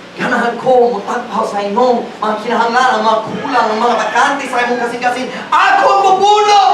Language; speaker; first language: Cebuano; non-native, fluent; English